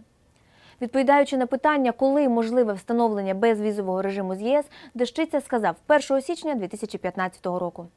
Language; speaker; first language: Ukrainian; native; Ukrainian